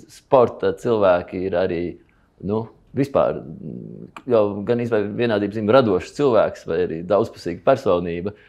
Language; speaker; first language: Latvian; native; Latvian